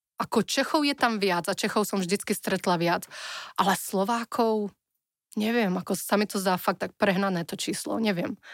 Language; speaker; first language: Slovak; native; Slovak